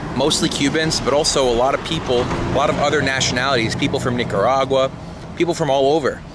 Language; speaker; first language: English; native; English